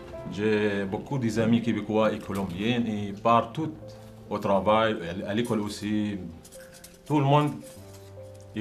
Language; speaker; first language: French; non-native, learner; Arabic